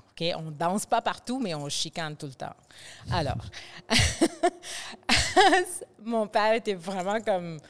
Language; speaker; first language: French; non-native, fluent; English